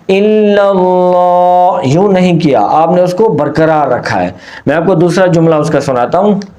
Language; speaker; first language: Urdu; non-native, local second language; Punjabi